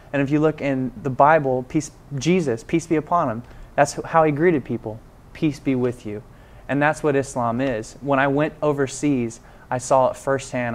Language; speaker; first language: English; native; English